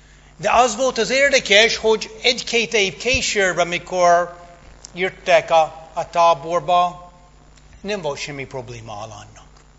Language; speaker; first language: Hungarian; non-native, fluent; English